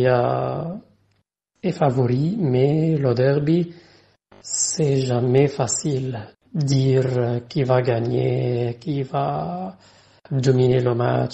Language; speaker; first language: French; non-native, fluent; Arabic